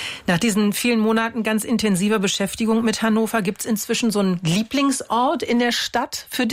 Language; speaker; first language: German; native; German